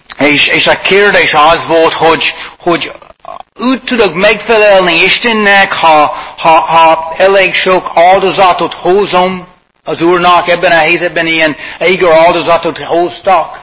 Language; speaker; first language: Hungarian; non-native, fluent; English